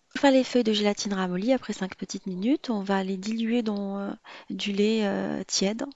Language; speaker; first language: French; non-native, local second language; Arabic